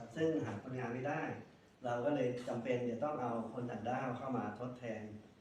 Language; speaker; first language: Thai; native; Thai